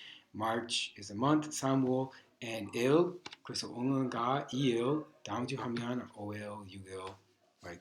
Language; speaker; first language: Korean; non-native, learner; English